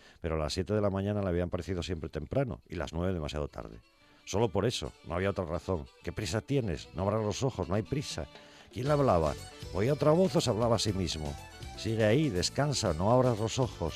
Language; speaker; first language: Spanish; native; Spanish